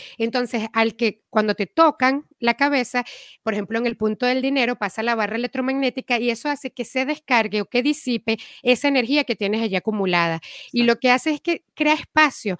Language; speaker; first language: Spanish; native; Spanish